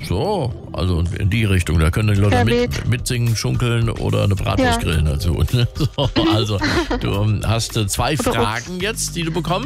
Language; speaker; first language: German; native; German